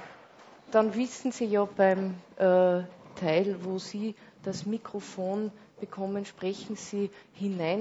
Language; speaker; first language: German; native; German